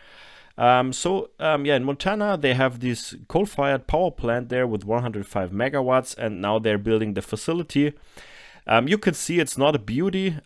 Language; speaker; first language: English; non-native, fluent; German